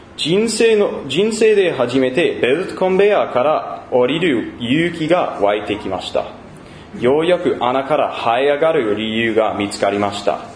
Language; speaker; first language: Japanese; non-native, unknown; English